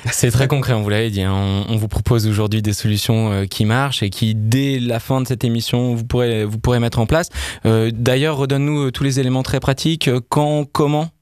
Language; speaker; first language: French; native; French